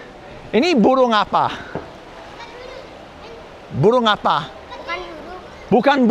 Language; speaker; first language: Indonesian; non-native, fluent; English